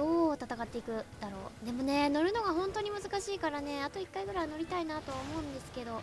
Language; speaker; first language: Japanese; native; Japanese